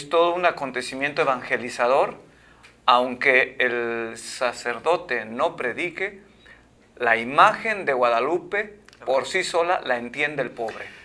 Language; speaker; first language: Spanish; native; Spanish